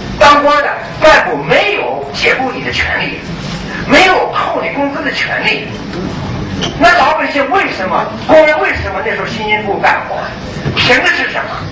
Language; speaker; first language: Chinese; early bilingual, other home language; English